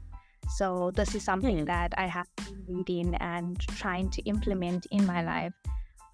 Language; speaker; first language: English; native; English